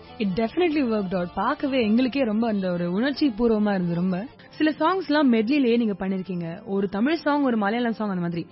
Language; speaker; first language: Tamil; native; Tamil